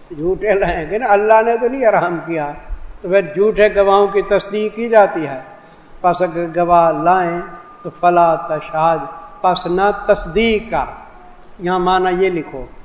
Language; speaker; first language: Urdu; non-native, local second language; Saraiki